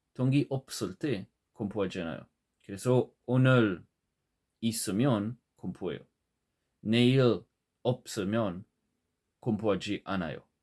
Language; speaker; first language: Korean; non-native, learner; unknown